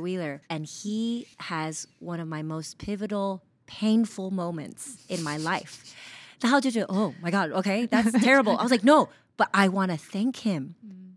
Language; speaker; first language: English; early bilingual, other home language; Chinese